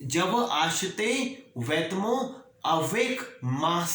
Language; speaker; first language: French; non-native, learner; Hindi